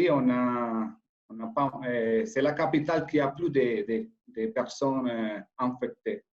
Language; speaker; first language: French; non-native, fluent; Spanish